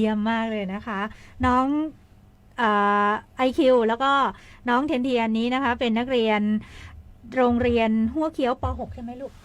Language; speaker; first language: Thai; native; Thai